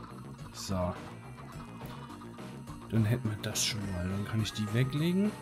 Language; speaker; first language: German; native; German